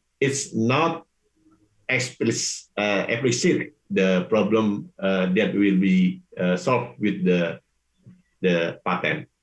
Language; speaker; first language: English; non-native, learner; Indonesian